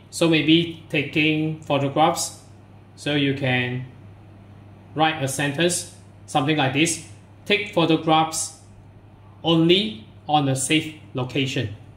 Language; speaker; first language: English; non-native, local second language; Chinese